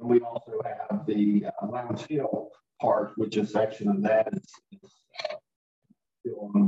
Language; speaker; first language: English; native; English